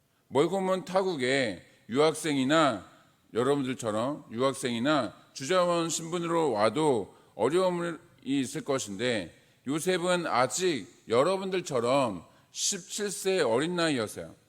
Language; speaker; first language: Korean; native; Korean